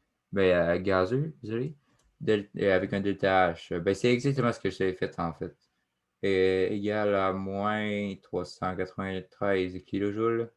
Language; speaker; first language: French; native; French